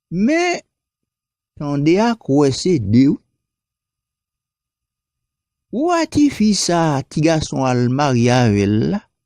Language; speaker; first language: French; non-native, local second language; Haitian Creole